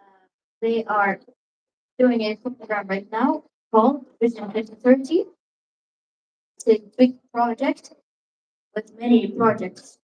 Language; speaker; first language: English; non-native, learner; Arabic